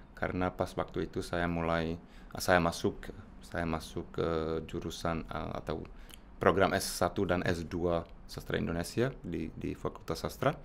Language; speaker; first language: Indonesian; non-native, fluent; Czech